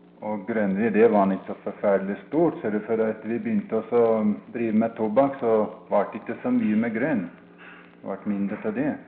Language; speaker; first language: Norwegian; early bilingual, heritage; Norwegian